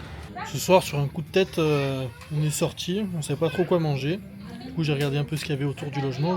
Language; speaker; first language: French; native; French